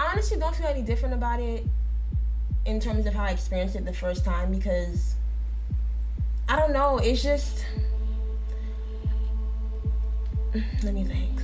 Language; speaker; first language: English; non-native, fluent; French